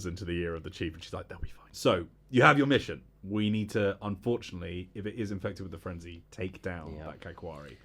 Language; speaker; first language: English; native; English